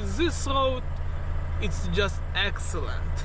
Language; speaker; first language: English; non-native, learner; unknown